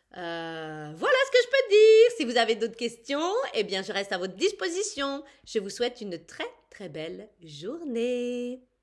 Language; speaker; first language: French; native; French